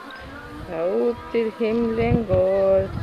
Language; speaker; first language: Swedish; non-native, fluent; Spanish